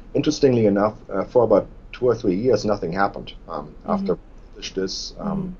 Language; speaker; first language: English; non-native, fluent; German